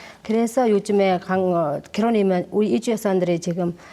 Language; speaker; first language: Korean; non-native, learner; Mongolian